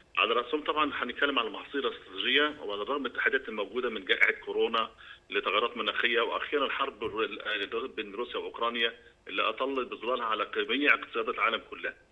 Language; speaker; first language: Egyptian Arabic; native; Egyptian Arabic